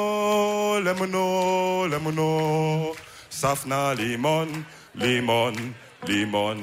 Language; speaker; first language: German; early bilingual, other home language; Wolof